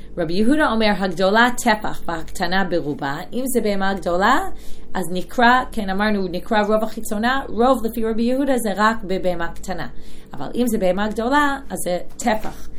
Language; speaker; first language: Hebrew; non-native, fluent; English